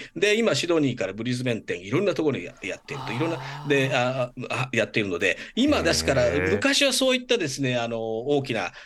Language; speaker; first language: Japanese; native; Japanese